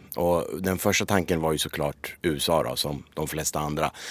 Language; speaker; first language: Swedish; early bilingual, other home language; Persian